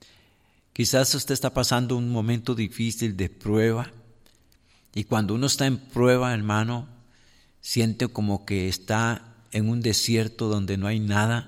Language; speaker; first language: Spanish; native; Spanish